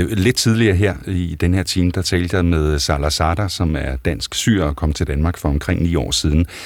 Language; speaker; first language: Danish; native; Danish